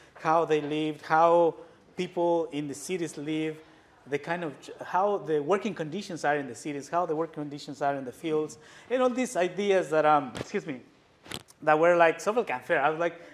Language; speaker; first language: English; non-native, fluent; Spanish